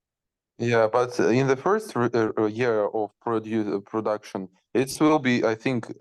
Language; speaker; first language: English; non-native, learner; Ukrainian